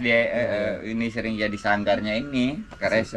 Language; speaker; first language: Indonesian; native; Indonesian